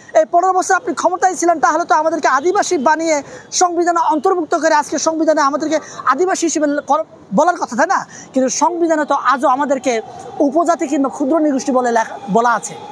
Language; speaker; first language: Bangla; non-native, local second language; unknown